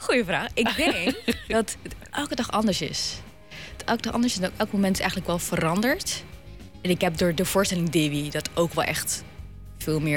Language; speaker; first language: Dutch; native; Dutch